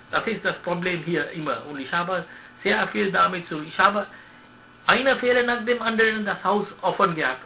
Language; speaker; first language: German; non-native, learner; Sinhala